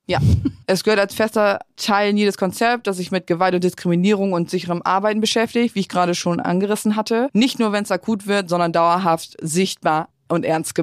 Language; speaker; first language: German; native; German